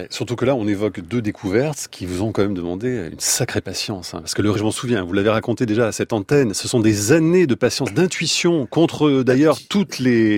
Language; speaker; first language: French; native; French